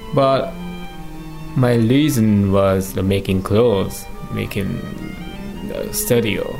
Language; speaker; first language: English; non-native, learner; Japanese